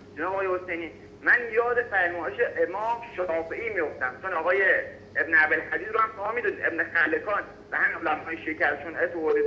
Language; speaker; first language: Persian; native; Persian